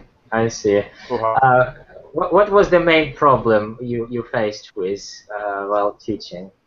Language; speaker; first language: English; non-native, fluent; Ukrainian